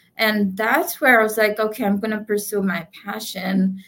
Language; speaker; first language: English; non-native, local second language; Gujarati